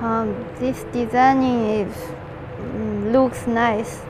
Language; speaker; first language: English; non-native, learner; Chinese